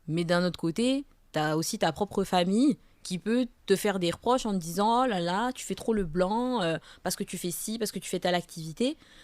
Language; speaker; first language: French; native; French